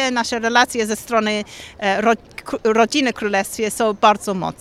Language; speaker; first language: Polish; non-native, learner; English